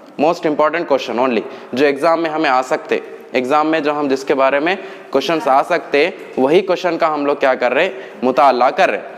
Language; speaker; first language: Urdu; native; Urdu